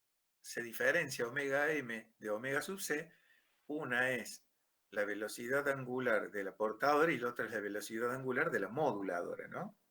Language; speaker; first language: Spanish; native; Spanish